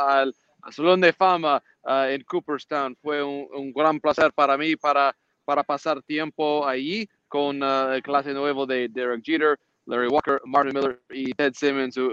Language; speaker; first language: Spanish; non-native, learner; English